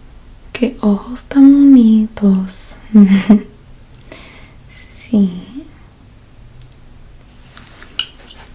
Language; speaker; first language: Spanish; early bilingual, heritage; Spanish